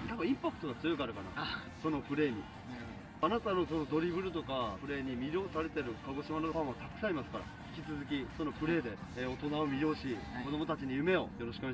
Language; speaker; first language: Japanese; native; Japanese